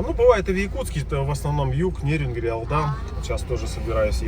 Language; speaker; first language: Russian; native; Russian